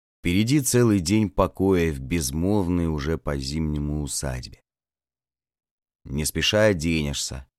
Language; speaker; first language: Russian; native; Russian